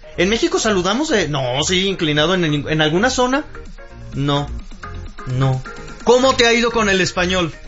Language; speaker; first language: Spanish; native; Spanish